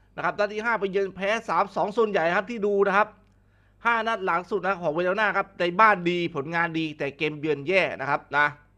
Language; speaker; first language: Thai; native; Thai